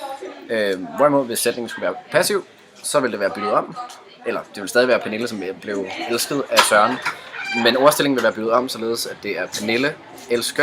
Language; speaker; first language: Danish; native; Danish